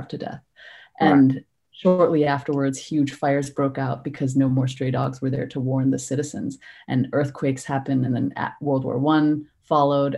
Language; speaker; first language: English; non-native, local second language; Cantonese